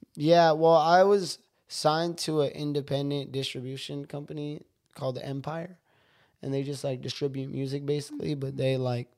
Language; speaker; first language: English; native; English